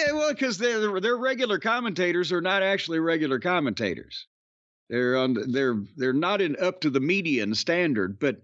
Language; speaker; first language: English; native; English